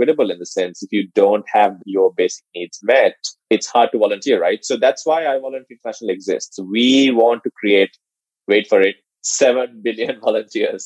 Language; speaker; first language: English; non-native, local second language; Sinhala